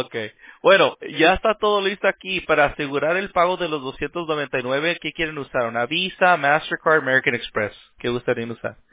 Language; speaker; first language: Spanish; early bilingual, heritage; Spanish